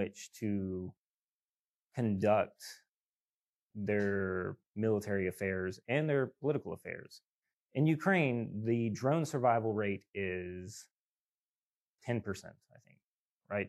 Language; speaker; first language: English; native; English